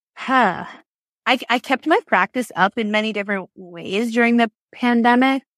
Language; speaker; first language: English; native; English